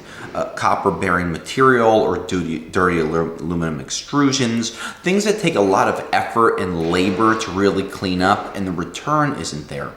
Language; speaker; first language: English; native; English